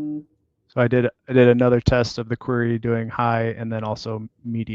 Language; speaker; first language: English; native; English